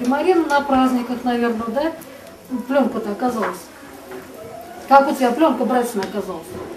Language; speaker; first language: Russian; native; Russian